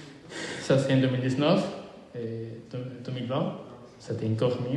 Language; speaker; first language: French; non-native, fluent; Spanish